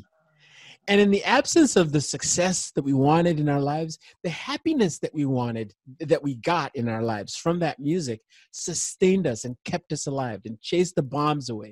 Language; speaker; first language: English; non-native, local second language; Igbo